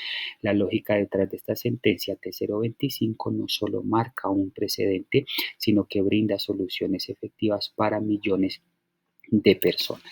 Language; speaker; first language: Spanish; native; Spanish